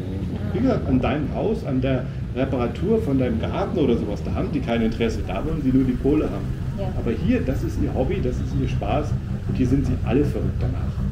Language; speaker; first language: German; native; German